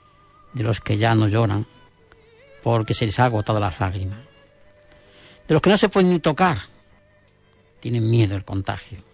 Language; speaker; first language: Spanish; native; Spanish